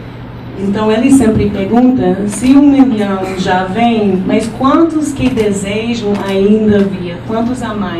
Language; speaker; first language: Portuguese; non-native, fluent; English